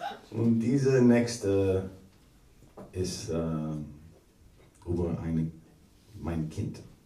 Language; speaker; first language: German; non-native, learner; English